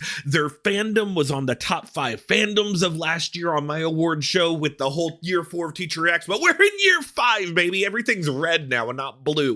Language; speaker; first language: English; native; English